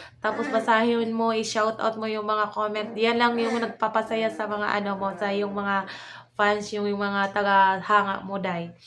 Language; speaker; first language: Filipino; non-native, local second language; Waray